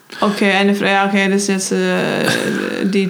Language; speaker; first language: German; non-native, fluent; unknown